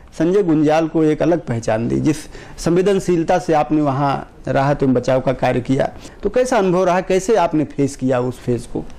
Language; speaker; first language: Hindi; native; Hindi